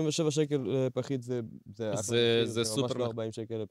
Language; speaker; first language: Hebrew; native; Hebrew